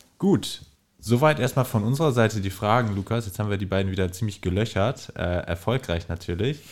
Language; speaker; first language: German; native; German